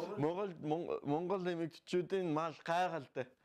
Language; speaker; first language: Mongolian; non-native, learner; French